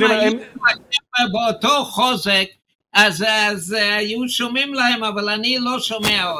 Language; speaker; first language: Hebrew; non-native, fluent; English